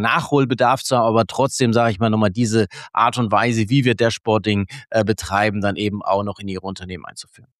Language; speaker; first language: German; native; German